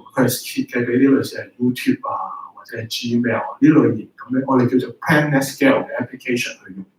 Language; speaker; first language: Chinese; native; Chinese